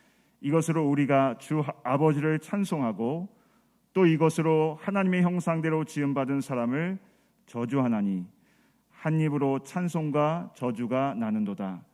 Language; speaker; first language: Korean; native; Korean